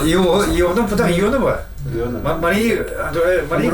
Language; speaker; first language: Russian; non-native, local second language; Yakut